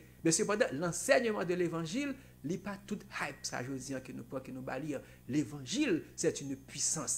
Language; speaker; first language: French; non-native, local second language; Haitian Creole